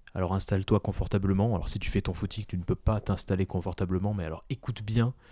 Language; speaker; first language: French; native; French